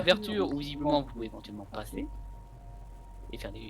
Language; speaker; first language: French; native; French